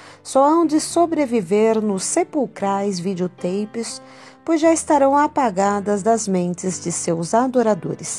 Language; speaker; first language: Portuguese; native; Portuguese